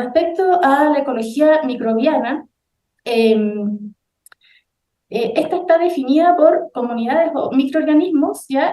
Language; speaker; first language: Spanish; native; Spanish